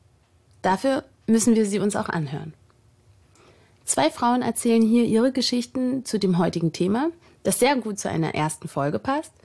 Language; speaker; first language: German; native; German